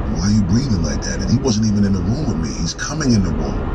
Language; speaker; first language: English; native; English